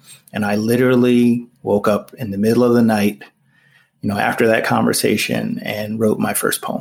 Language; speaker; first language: English; native; English